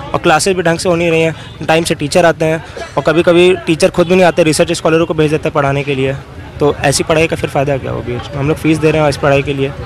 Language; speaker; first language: Hindi; native; Hindi